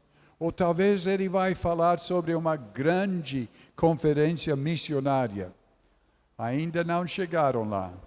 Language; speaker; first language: Portuguese; non-native, fluent; English